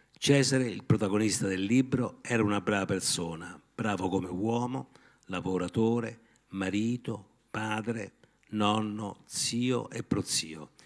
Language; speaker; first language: Italian; native; Italian